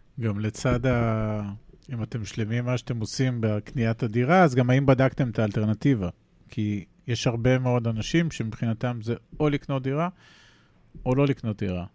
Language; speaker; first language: Hebrew; native; Hebrew